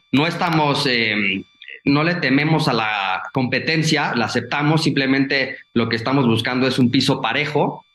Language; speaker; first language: Spanish; native; Spanish